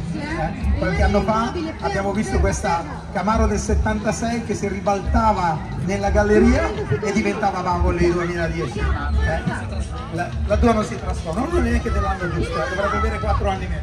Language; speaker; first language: Italian; native; Italian